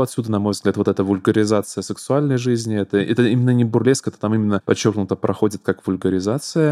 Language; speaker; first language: Russian; native; Russian